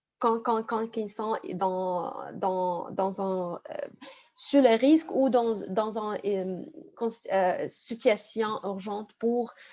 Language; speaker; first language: French; non-native, fluent; Arabic